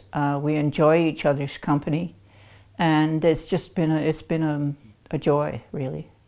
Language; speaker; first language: English; native; English